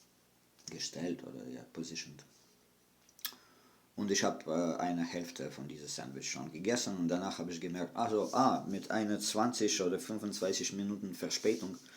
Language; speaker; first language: German; non-native, fluent; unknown